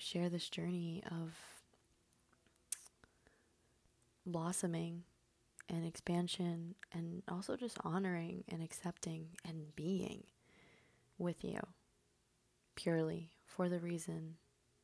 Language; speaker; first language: English; early bilingual, other home language; Spanish